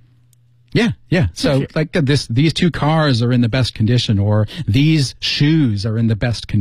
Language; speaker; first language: English; native; English